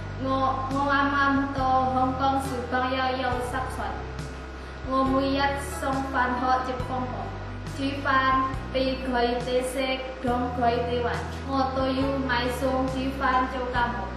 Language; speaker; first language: Cantonese; non-native, learner; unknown